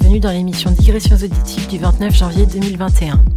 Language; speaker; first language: French; native; French